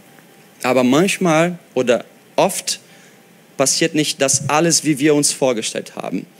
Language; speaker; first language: German; non-native, fluent; Portuguese